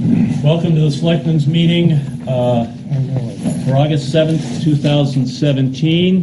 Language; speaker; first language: English; native; English